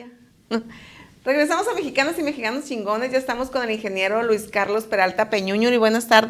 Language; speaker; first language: Spanish; native; Spanish